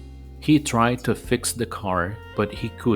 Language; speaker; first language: English; non-native, fluent; Spanish